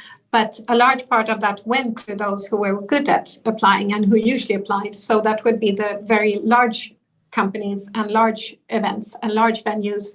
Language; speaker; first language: English; non-native, fluent; Swedish